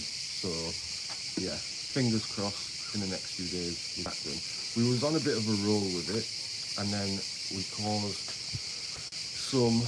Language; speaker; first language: English; native; English